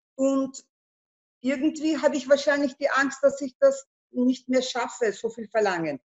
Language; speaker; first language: German; non-native, learner; Turkish